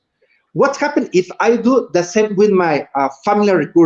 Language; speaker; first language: English; non-native, learner; Spanish